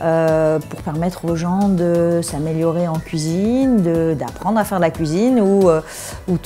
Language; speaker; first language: French; native; French